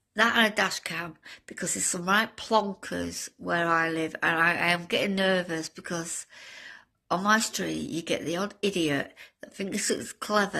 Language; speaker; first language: English; native; English